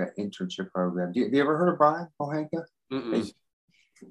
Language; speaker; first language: English; native; English